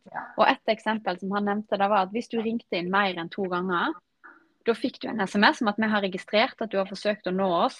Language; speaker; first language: Norwegian; native; Norwegian